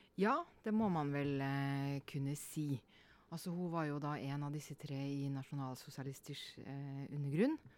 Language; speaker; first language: Norwegian; native; Norwegian